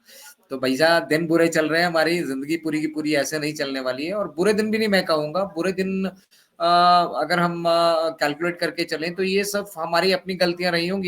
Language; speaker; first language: Hindi; native; Hindi